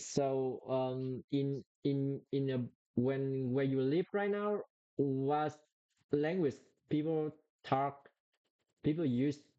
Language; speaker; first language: English; non-native, learner; Vietnamese